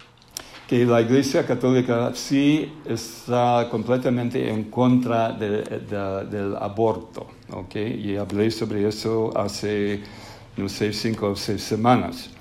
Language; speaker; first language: Spanish; non-native, fluent; English